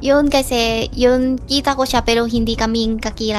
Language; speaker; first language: Filipino; non-native, learner; Chinese